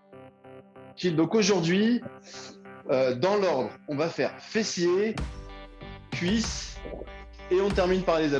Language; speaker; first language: French; native; French